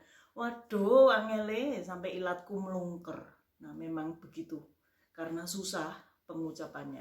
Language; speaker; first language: Indonesian; native; Indonesian